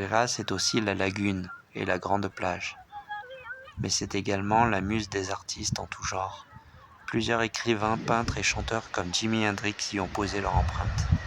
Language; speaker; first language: French; native; French